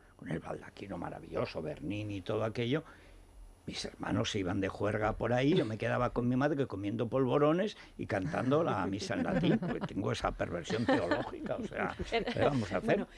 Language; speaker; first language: Spanish; native; Spanish